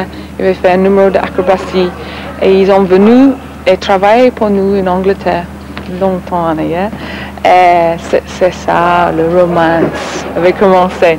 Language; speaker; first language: French; non-native, learner; English